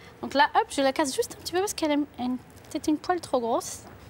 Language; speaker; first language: French; non-native, fluent; Portuguese